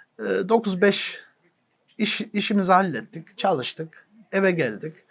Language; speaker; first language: Turkish; early bilingual, heritage; Turkish